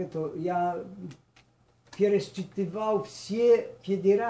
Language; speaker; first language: Russian; non-native, learner; Polish